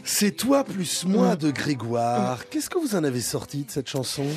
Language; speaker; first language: French; native; French